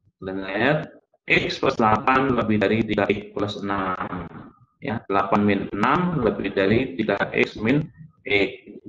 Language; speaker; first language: Indonesian; native; Indonesian